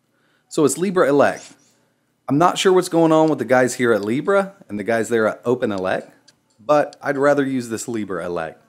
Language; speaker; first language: English; native; English